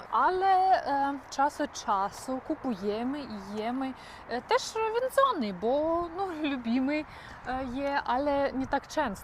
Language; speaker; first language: Polish; non-native, learner; Ukrainian